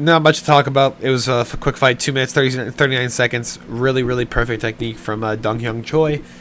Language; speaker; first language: English; native; English